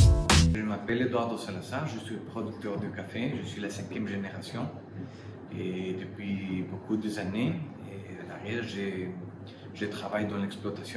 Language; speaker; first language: French; non-native, fluent; Spanish